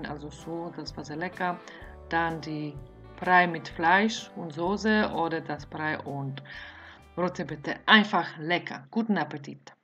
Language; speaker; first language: German; non-native, fluent; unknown